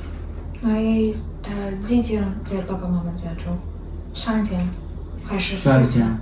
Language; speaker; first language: Chinese; non-native, learner; Ukrainian